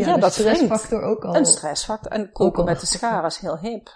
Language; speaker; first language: Dutch; native; Dutch